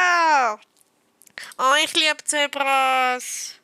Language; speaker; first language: German; native; German